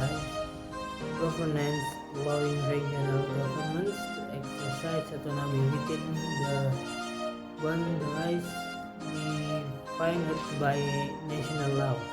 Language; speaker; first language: English; non-native, learner; Indonesian